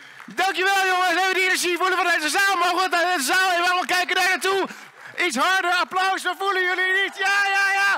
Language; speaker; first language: Dutch; native; Dutch